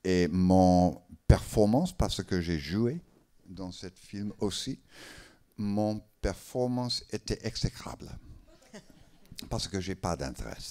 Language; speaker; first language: French; non-native, learner; English